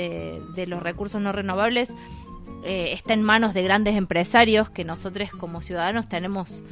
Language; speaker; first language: Spanish; native; Spanish